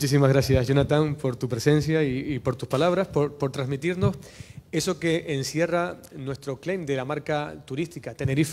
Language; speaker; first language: Spanish; native; Spanish